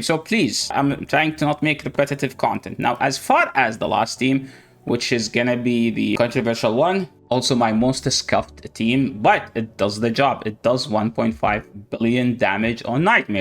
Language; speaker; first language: English; non-native, fluent; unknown